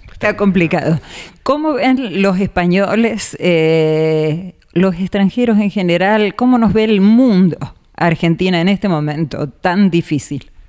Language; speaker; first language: Spanish; native; Spanish